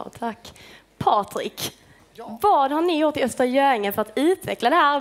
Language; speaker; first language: Swedish; native; Swedish